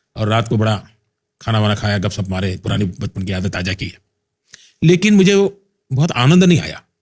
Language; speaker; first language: Hindi; non-native, local second language; Gujarati